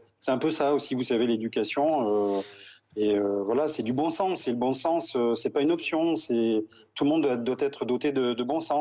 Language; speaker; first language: French; native; French